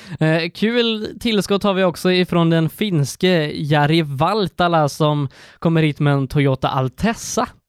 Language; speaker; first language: Swedish; native; Swedish